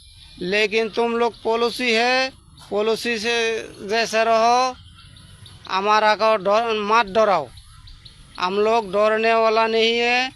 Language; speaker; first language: Hindi; non-native, fluent; Bangla